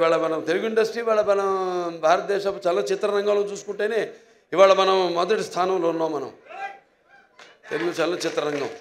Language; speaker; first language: Telugu; native; Telugu